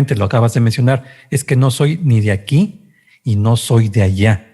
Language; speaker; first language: Spanish; native; Spanish